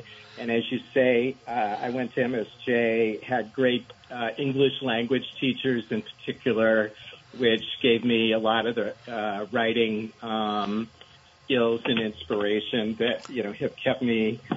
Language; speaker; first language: English; native; English